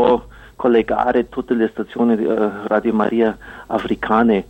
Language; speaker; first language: Italian; non-native, fluent; German